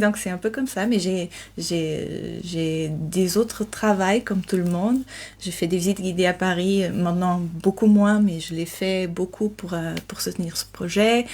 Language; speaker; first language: French; non-native, fluent; Portuguese